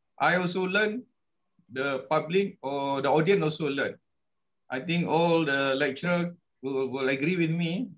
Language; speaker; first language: English; non-native, local second language; Malay